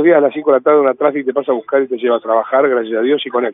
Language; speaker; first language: Spanish; native; Spanish